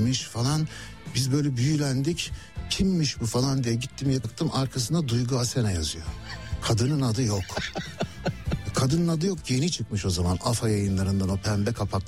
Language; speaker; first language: Turkish; native; Turkish